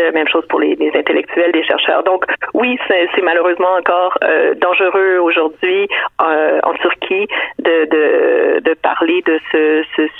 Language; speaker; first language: French; native; French